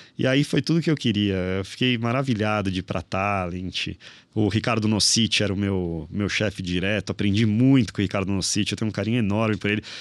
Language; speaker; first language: Portuguese; native; Portuguese